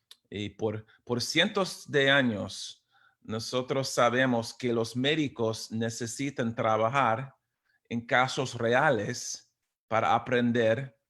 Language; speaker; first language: Spanish; non-native, fluent; English